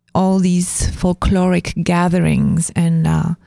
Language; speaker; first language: English; non-native, fluent; French